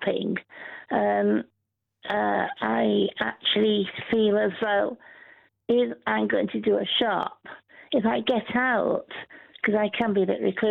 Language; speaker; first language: English; native; English